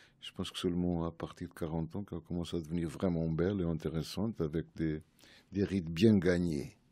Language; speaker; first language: French; non-native, fluent; Portuguese